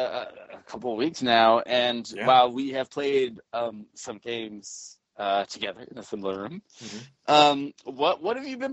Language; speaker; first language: English; native; English